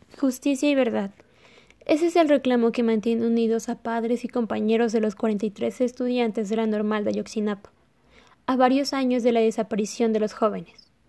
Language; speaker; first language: Spanish; native; Spanish